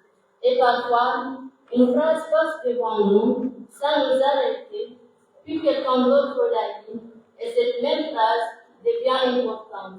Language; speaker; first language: French; non-native, local second language; Comorian